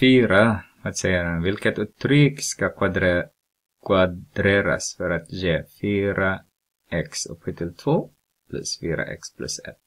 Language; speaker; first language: Swedish; non-native, fluent; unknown